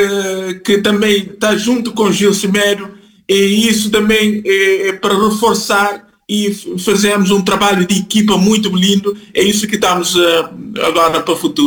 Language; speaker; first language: Portuguese; non-native, fluent; Kabuverdianu